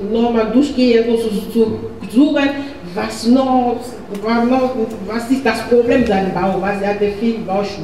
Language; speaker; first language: German; non-native, learner; French